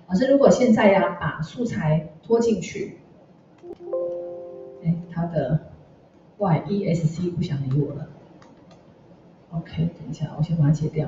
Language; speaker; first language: Chinese; native; Chinese